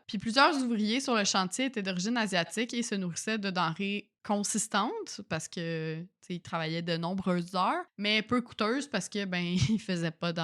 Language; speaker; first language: French; native; French